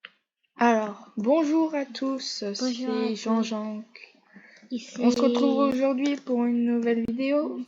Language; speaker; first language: French; native; French